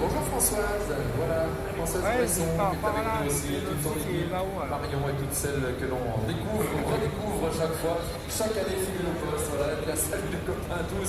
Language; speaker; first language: French; native; French